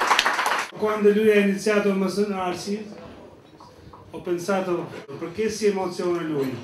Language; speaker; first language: Italian; non-native, fluent; Albanian